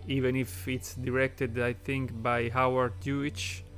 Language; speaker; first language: English; non-native, fluent; Italian